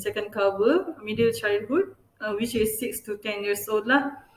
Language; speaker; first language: English; non-native, local second language; Malay